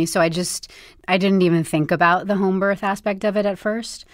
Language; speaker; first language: English; native; English